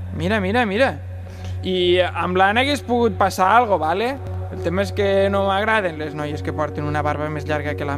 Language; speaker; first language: Catalan; native; Catalan